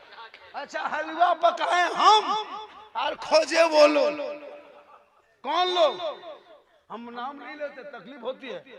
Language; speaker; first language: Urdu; non-native, local second language; Bhojpuri